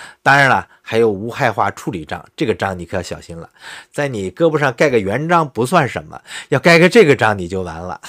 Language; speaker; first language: Chinese; native; Chinese